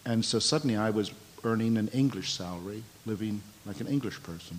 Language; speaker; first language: English; native; English